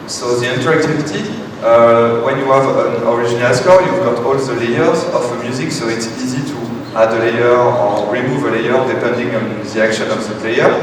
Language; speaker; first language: English; non-native, fluent; French